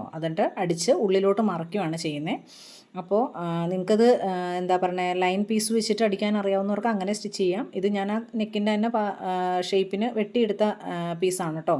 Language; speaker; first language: Malayalam; native; Malayalam